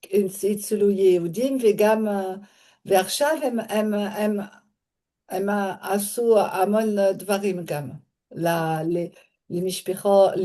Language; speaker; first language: Hebrew; non-native, learner; French